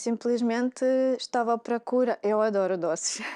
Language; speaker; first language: Portuguese; non-native, fluent; Russian